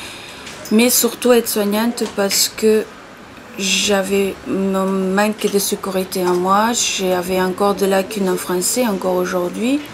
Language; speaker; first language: French; non-native, fluent; Portuguese